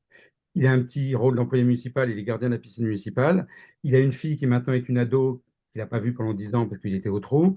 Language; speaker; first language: French; native; French